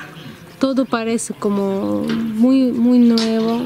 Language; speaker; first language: Spanish; non-native, learner; Russian